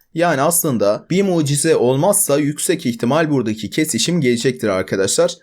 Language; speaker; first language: Turkish; native; Turkish